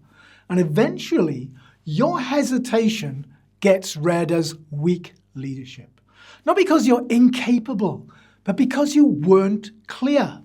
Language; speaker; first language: English; native; English